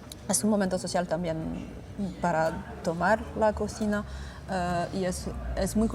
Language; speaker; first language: Spanish; non-native, fluent; French